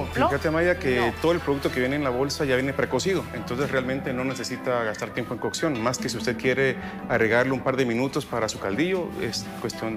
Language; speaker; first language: Spanish; native; Spanish